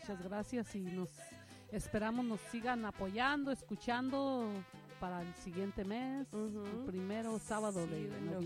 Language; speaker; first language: Spanish; native; Spanish